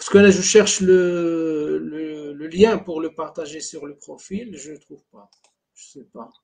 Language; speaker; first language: French; non-native, local second language; Arabic